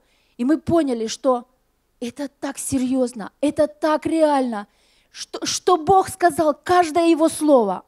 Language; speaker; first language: Russian; native; Russian